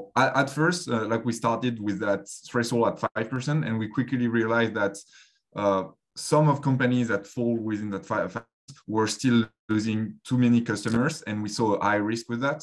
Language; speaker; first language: English; non-native, fluent; French